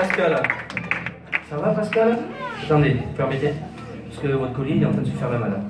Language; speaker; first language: French; native; French